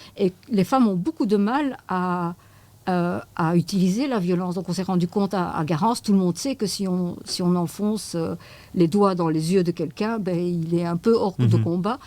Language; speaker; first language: French; native; French